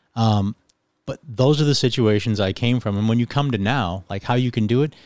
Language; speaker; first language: English; native; English